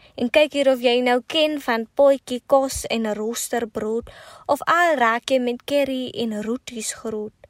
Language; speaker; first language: Afrikaans; native; Afrikaans